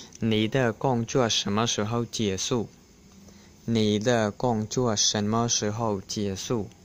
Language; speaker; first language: Chinese; non-native, learner; Khmer